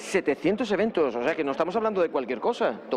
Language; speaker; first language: Spanish; native; Spanish